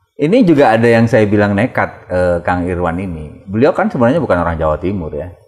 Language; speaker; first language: Indonesian; native; Indonesian